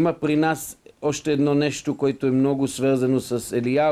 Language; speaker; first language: Bulgarian; non-native, fluent; Hebrew